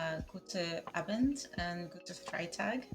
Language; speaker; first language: German; non-native, learner; Spanish